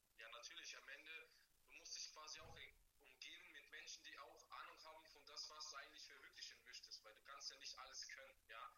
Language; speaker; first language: German; non-native, fluent; Bulgarian